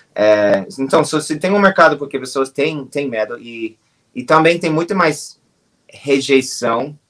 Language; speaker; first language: Portuguese; non-native, fluent; English